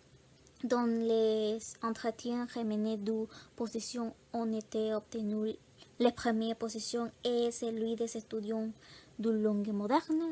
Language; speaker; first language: French; non-native, learner; Spanish